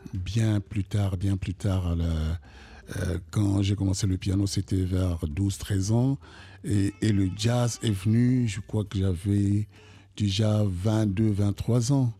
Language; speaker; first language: French; non-native, local second language; Kongo